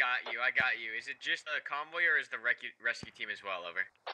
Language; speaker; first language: English; native; English